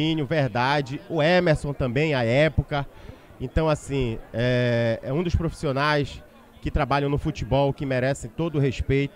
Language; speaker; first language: Portuguese; native; Portuguese